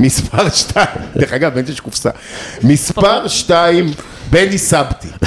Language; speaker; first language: Hebrew; native; Hebrew